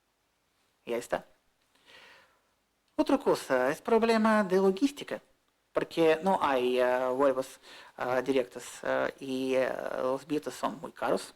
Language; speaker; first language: Spanish; non-native, fluent; Russian